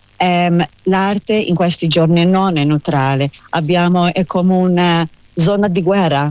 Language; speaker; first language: Italian; non-native, learner; Hebrew